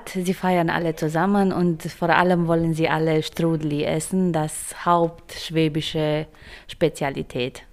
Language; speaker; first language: German; non-native, local second language; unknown